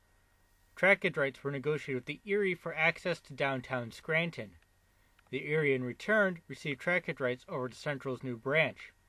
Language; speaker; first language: English; native; English